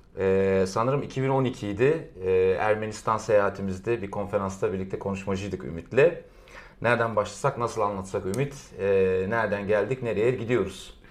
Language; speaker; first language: Turkish; native; Turkish